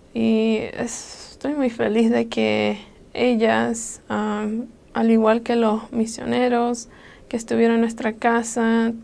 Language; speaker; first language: Spanish; early bilingual, other home language; English